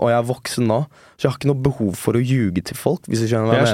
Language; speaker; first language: Norwegian; early bilingual, other home language; Turkish